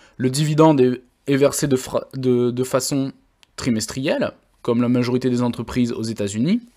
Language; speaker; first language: French; native; French